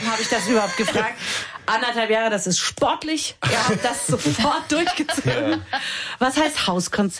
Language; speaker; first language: German; native; German